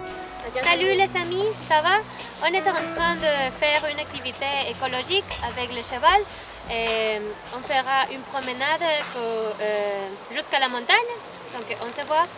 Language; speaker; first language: French; non-native, learner; Spanish